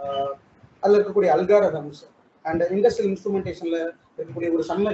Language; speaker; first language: Tamil; native; Tamil